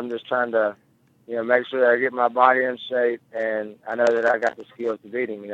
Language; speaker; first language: English; native; English